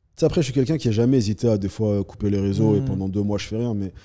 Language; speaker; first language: French; native; French